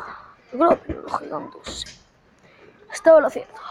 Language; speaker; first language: Spanish; native; Spanish